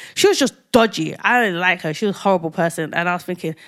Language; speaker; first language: English; native; English